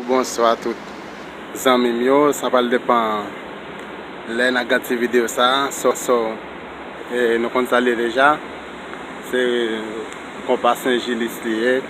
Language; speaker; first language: French; non-native, learner; Haitian Creole